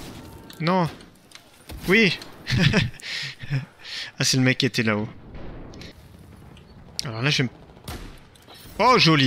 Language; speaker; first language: French; native; French